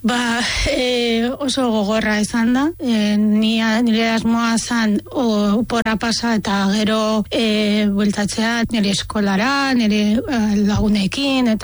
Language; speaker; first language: Basque; non-native, fluent; Arabic